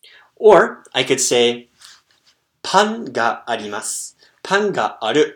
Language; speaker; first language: Japanese; non-native, fluent; English